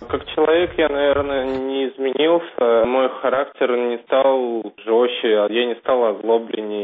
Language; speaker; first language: Russian; native; Russian